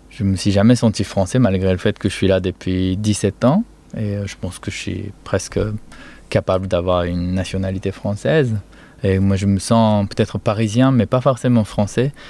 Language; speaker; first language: French; non-native, fluent; Japanese